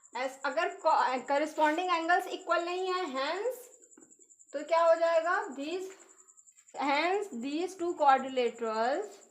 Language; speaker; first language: Hindi; native; Hindi